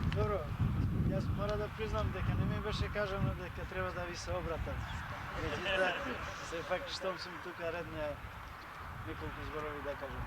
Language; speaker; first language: Macedonian; non-native, local second language; Albanian